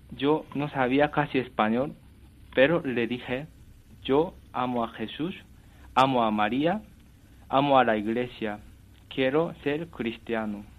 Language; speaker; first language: Spanish; non-native, fluent; Japanese